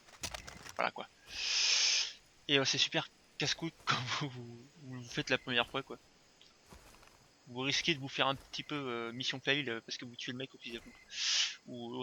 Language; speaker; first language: French; native; French